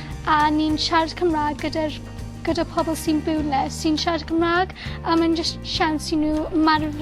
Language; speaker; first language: Welsh; non-native, local second language; English